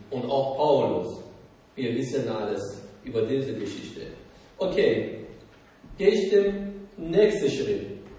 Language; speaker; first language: German; non-native, learner; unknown